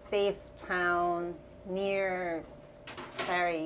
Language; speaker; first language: English; non-native, fluent; Korean